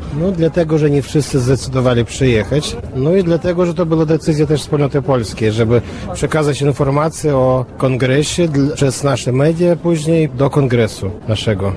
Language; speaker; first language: Polish; early bilingual, heritage; Russian